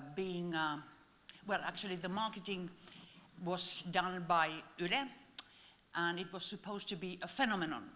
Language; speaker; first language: English; non-native, fluent; Finnish